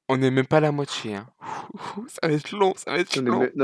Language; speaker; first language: French; native; French